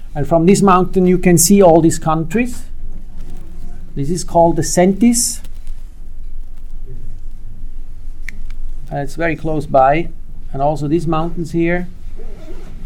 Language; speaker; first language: English; non-native, fluent; Swiss German